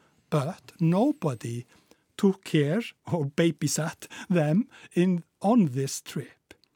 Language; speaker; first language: English; non-native, fluent; Icelandic